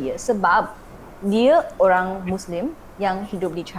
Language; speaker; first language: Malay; non-native, fluent; Chinese